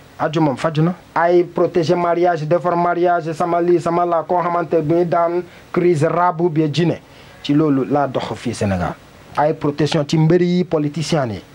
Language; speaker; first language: Wolof; non-native, learner; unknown